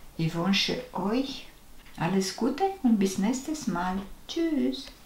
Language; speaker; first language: German; non-native, fluent; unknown